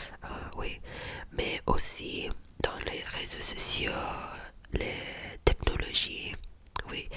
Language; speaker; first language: French; non-native, learner; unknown